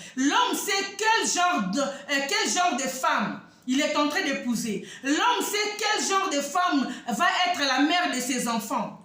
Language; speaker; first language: French; non-native, local second language; Lingala